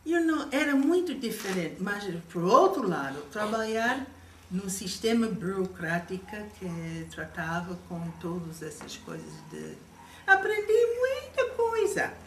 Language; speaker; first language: Portuguese; non-native, fluent; English